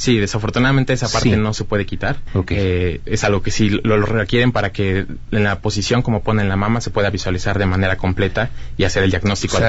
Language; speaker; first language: Spanish; native; Spanish